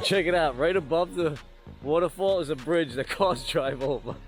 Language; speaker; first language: English; native; English